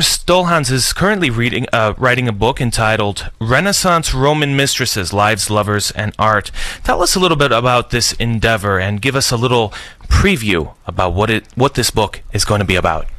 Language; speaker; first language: English; native; English